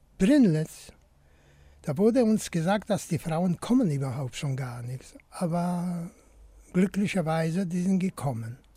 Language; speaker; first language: German; non-native, fluent; Polish